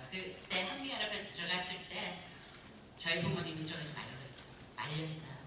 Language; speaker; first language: Korean; early bilingual, other home language; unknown